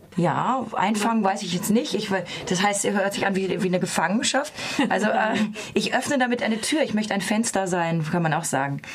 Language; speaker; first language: German; native; German